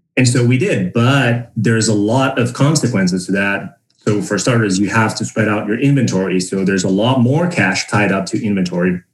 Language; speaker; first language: English; non-native, fluent; Portuguese